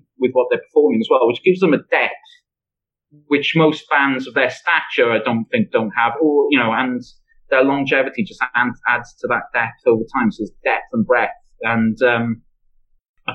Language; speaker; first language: English; native; English